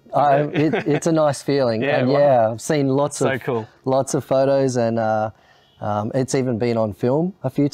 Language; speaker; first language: English; native; English